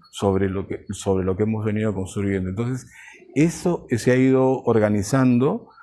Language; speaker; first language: Spanish; native; Spanish